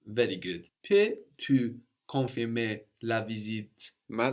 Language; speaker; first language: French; non-native, fluent; English